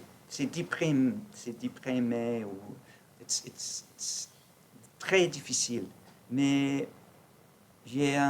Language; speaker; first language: French; non-native, learner; English